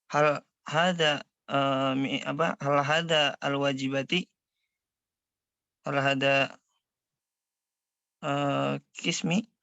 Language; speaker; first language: Arabic; non-native, learner; Indonesian